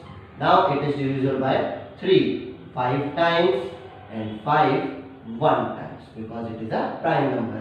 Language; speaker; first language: English; non-native, local second language; Hindi